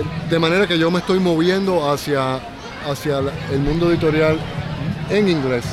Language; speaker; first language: Spanish; native; Spanish